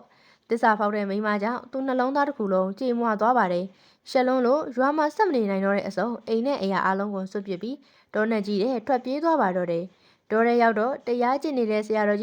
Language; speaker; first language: Burmese; native; Burmese